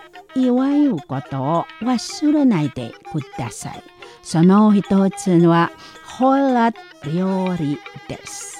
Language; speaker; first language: Japanese; non-native, fluent; Indonesian